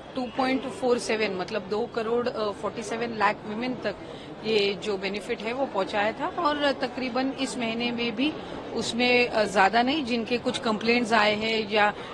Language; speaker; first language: Hindi; non-native, local second language; Marathi